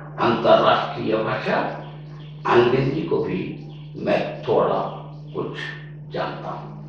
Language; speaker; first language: Hindi; non-native, local second language; Telugu